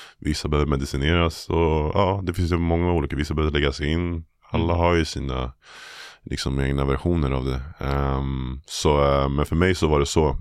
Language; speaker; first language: Swedish; native; Swedish